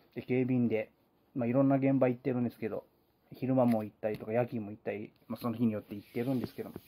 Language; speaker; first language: Japanese; native; Japanese